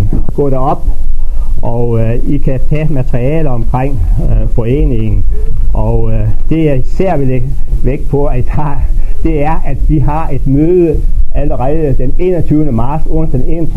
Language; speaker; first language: Danish; native; Danish